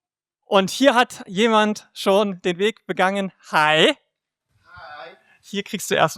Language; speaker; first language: German; native; German